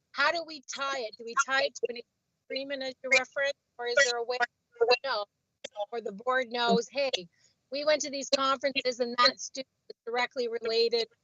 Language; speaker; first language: English; non-native, fluent; Vietnamese